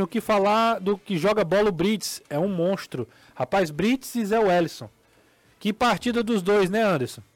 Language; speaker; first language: Portuguese; native; Portuguese